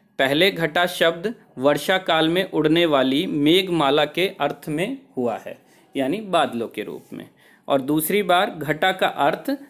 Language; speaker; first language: Hindi; native; Hindi